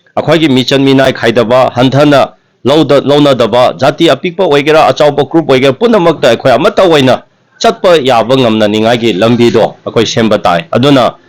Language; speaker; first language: Manipuri; non-native, local second language; Tangkhul Naga (India)